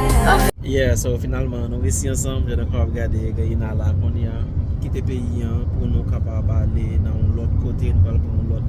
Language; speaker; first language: French; non-native, learner; Haitian Creole